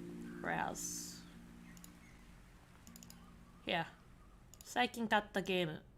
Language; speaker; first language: Japanese; non-native, learner; English